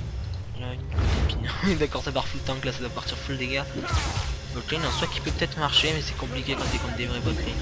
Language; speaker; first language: French; native; French